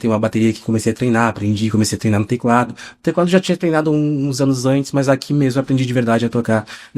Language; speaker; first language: Portuguese; native; Portuguese